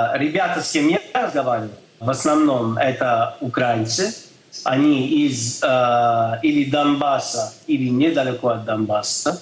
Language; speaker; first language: Russian; non-native, fluent; English